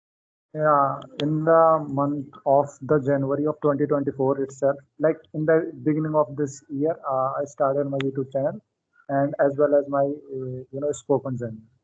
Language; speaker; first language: English; non-native, local second language; Hindi